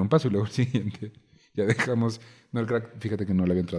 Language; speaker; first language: Spanish; native; Spanish